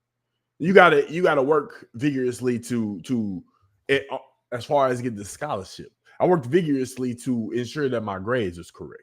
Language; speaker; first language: English; native; English